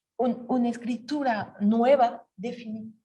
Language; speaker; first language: Spanish; non-native, learner; French